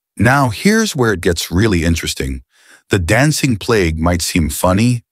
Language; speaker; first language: English; non-native, local second language; Filipino